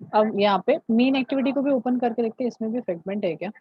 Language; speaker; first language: Hindi; non-native, local second language; Marathi